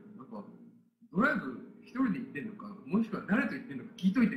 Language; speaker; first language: Japanese; native; Japanese